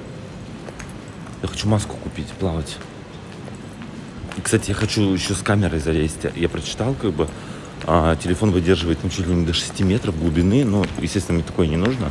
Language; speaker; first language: Russian; native; Russian